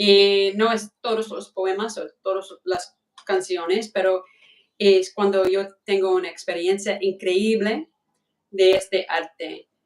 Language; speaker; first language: Spanish; non-native, fluent; English